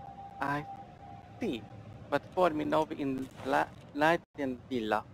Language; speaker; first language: English; non-native, learner; Hungarian